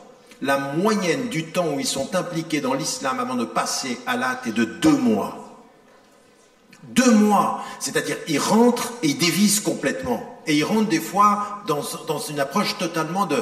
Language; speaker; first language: French; native; French